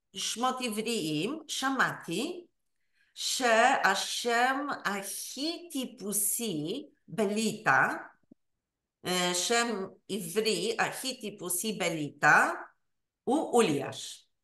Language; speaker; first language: Hebrew; non-native, learner; Polish